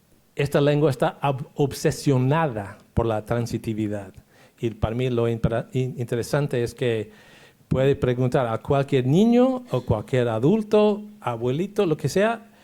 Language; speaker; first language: Spanish; non-native, fluent; English